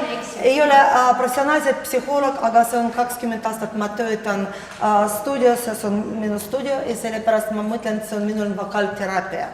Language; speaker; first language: Estonian; non-native, learner; Russian